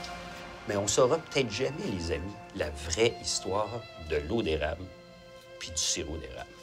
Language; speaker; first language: French; native; French